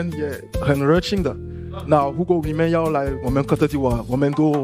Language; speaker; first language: Chinese; non-native, learner; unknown